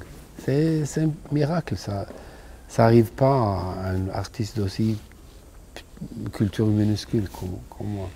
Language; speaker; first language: French; non-native, fluent; Serbian